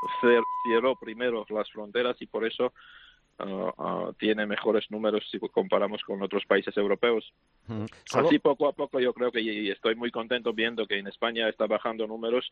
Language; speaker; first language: Spanish; non-native, fluent; Georgian